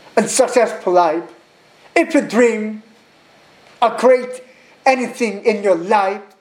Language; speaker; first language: English; non-native, learner; Korean